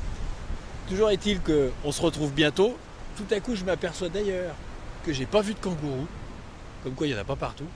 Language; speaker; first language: French; native; French